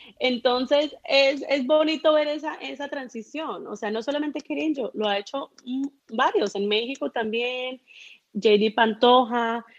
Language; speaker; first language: Spanish; early bilingual, heritage; Spanish